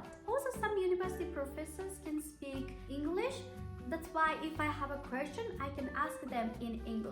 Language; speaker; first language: English; non-native, fluent; Japanese